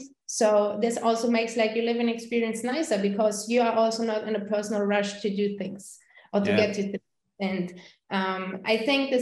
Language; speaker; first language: English; non-native, fluent; German